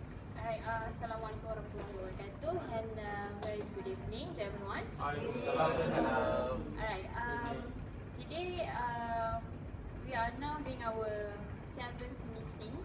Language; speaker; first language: English; non-native, local second language; Malay